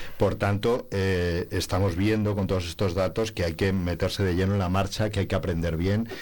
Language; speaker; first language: Spanish; native; Spanish